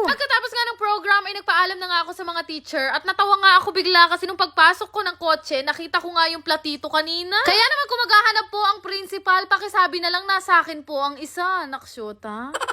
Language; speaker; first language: Filipino; native; Filipino